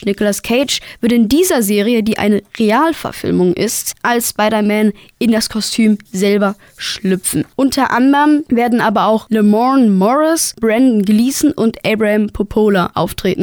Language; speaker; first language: German; native; German